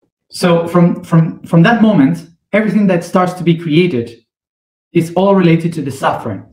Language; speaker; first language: English; non-native, fluent; Spanish